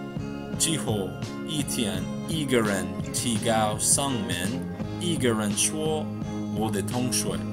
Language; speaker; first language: Chinese; non-native, learner; English